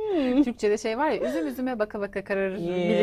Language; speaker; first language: Turkish; native; Turkish